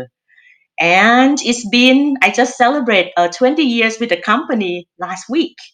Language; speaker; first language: English; non-native, fluent; Thai